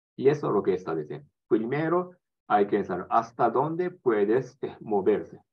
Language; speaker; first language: Spanish; non-native, learner; Japanese